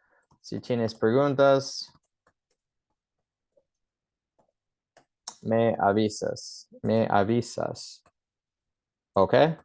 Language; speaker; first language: Spanish; early bilingual, heritage; English